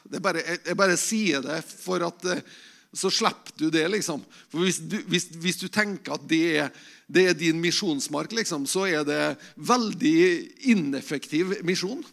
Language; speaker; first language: Norwegian; native; Norwegian